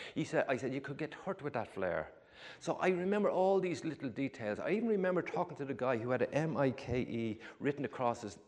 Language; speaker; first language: English; native; English